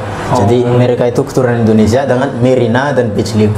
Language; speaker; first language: Indonesian; non-native, learner; Malagasy